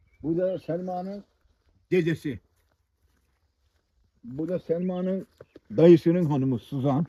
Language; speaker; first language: Turkish; native; Turkish